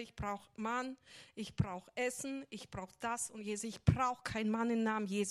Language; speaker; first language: German; non-native, fluent; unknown